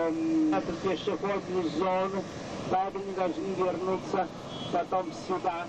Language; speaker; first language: Russian; non-native, fluent; Italian